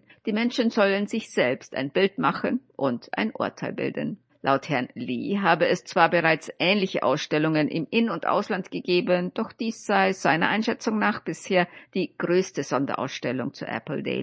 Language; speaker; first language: German; native; German